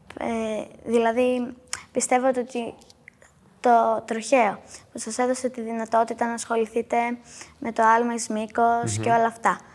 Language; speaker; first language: Greek; native; Greek